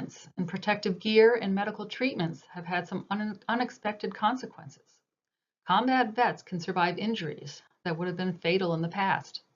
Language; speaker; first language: English; native; English